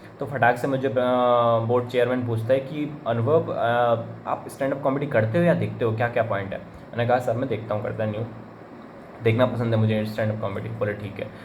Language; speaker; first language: Hindi; native; Hindi